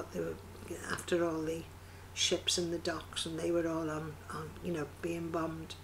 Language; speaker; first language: English; native; English